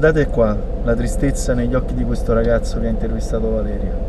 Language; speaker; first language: Italian; native; Italian